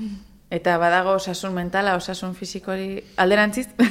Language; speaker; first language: Basque; native; Basque